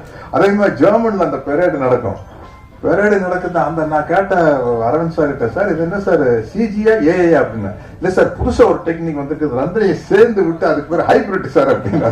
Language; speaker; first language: Tamil; native; Tamil